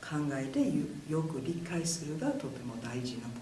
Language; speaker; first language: Japanese; non-native, fluent; English